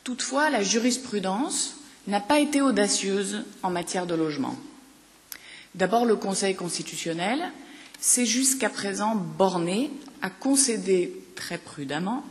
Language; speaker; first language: French; native; French